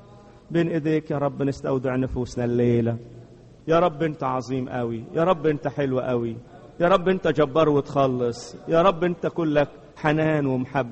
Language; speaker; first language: Arabic; native; Arabic